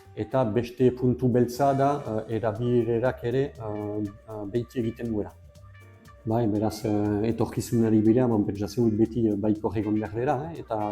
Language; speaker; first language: Basque; non-native, local second language; French